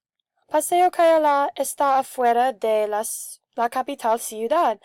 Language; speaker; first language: Spanish; non-native, learner; English